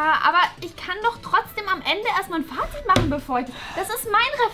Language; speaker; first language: German; native; German